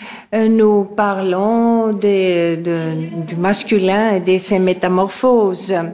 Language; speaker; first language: French; non-native, fluent; Greek